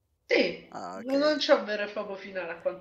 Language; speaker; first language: Italian; native; Italian